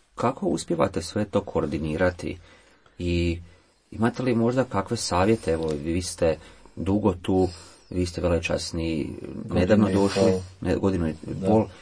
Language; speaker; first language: Croatian; native; Croatian